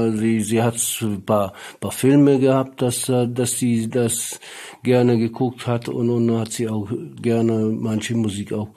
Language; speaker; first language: German; non-native, learner; Polish